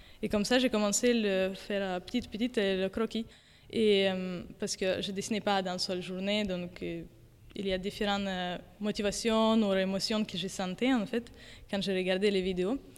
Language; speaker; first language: French; non-native, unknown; Ukrainian